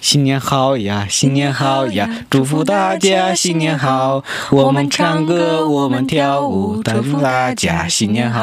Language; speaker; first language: Russian; non-native, fluent; Chinese